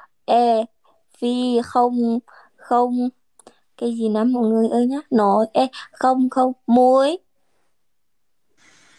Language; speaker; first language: Vietnamese; non-native, learner; Indonesian